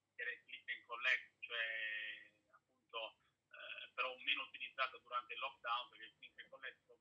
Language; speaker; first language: Italian; native; Italian